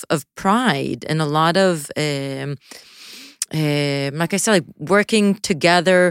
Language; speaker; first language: English; native; English